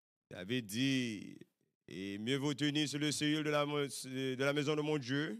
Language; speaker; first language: French; native; French